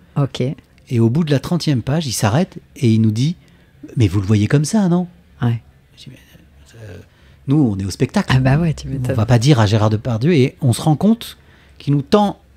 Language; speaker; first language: French; native; French